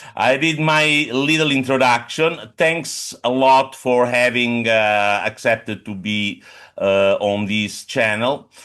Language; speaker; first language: English; non-native, fluent; Italian